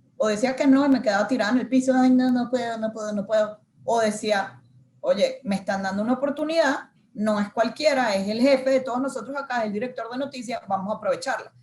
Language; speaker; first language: Spanish; native; Spanish